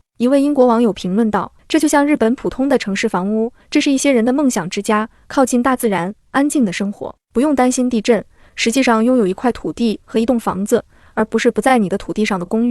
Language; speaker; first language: Chinese; native; Chinese